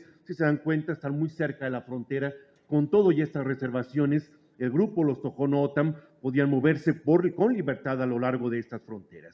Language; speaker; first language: Spanish; native; Spanish